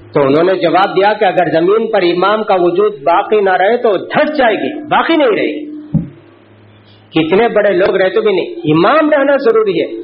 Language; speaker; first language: Urdu; native; Urdu